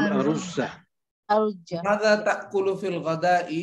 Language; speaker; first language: Arabic; non-native, fluent; Bangla